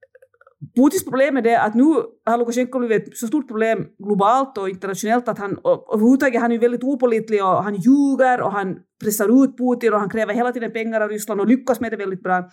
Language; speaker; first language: Swedish; native; Swedish